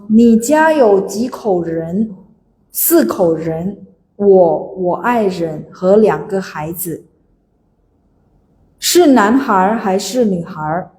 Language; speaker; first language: Chinese; non-native, fluent; Indonesian